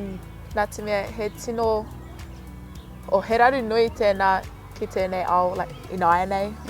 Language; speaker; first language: Māori; non-native, local second language; English